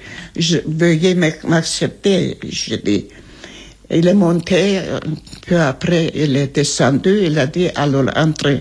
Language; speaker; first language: French; early bilingual, other home language; Armenian